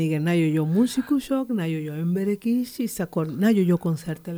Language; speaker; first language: Hungarian; non-native, fluent; Spanish